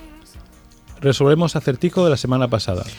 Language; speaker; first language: Spanish; native; Spanish